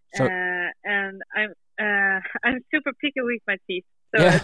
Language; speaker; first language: English; non-native, fluent; Swedish